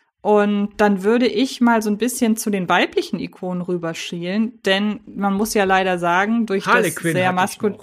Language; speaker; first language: German; native; German